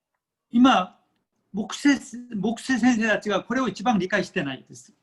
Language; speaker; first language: Japanese; non-native, fluent; Korean